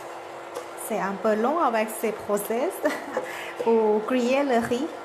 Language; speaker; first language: French; non-native, learner; Thai